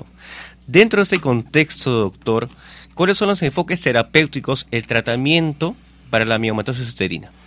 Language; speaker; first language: Spanish; native; Spanish